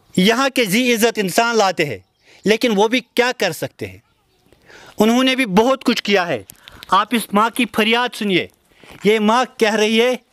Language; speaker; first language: Hindi; non-native, local second language; Kashmiri